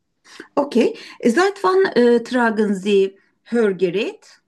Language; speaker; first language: German; non-native, learner; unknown